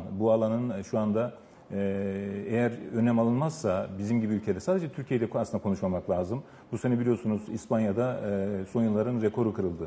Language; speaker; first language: Turkish; native; Turkish